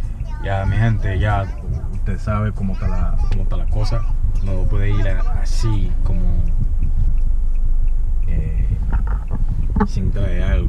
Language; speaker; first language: Spanish; non-native, learner; Haitian Creole